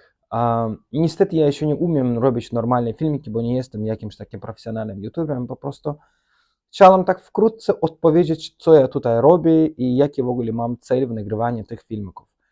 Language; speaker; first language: Polish; non-native, learner; Azerbaijani